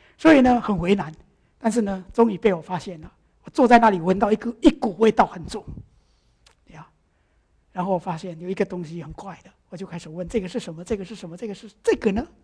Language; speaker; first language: Chinese; early bilingual, heritage; Chinese